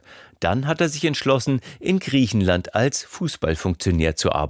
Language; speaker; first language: German; native; German